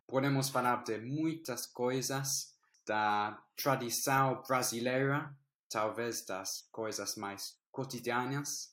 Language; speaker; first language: Portuguese; non-native, learner; English